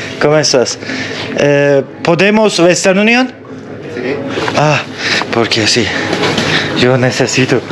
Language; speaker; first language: Spanish; non-native, learner; Turkish